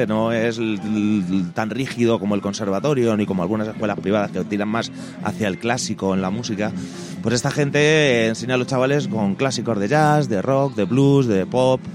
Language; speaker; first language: Spanish; native; Spanish